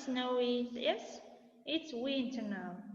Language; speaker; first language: English; non-native, fluent; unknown